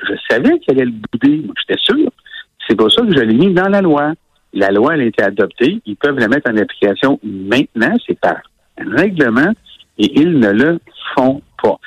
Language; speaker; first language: French; native; French